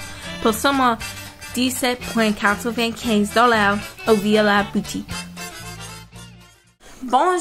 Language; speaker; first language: French; non-native, learner; English